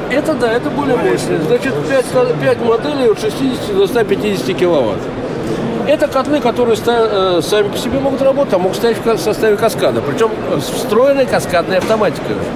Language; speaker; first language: Russian; native; Russian